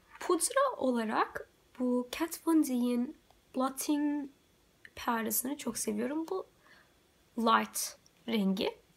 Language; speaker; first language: Turkish; early bilingual, heritage; Turkish